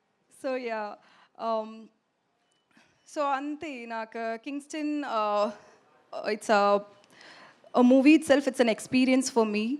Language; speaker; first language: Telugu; non-native, learner; Tamil